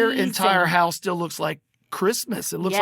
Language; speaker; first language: English; native; English